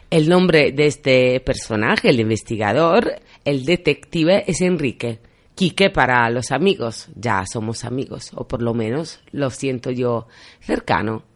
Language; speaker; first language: Spanish; non-native, fluent; Italian